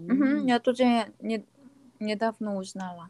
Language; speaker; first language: Russian; non-native, learner; Korean